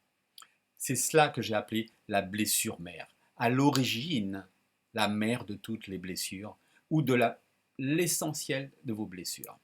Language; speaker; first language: French; native; French